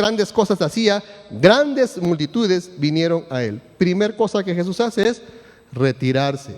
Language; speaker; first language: Spanish; native; Spanish